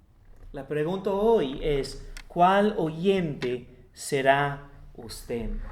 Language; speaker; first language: Spanish; non-native, fluent; English